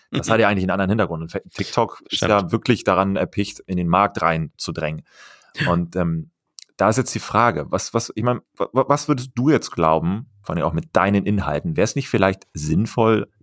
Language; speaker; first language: German; native; German